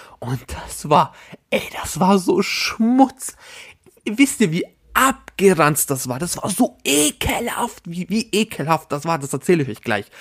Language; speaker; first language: German; native; German